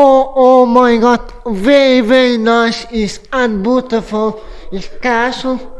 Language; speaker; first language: English; non-native, learner; Croatian